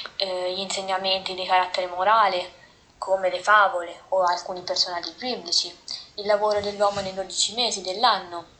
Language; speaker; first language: Italian; native; Italian